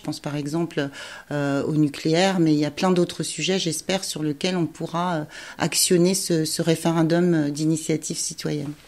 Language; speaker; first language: French; native; French